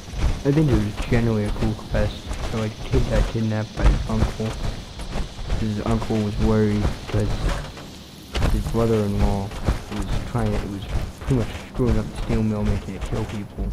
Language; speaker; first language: English; native; English